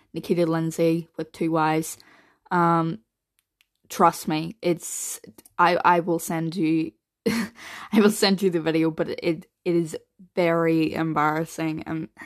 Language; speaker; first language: English; native; English